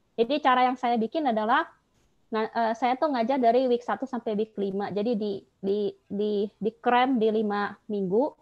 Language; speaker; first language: Indonesian; native; Indonesian